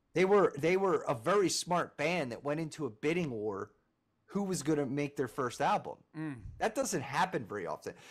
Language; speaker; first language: English; native; English